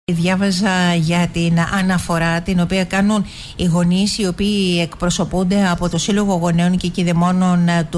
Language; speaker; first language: Greek; native; Greek